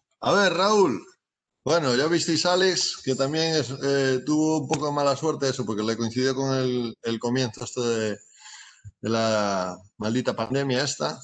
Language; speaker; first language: Spanish; native; Spanish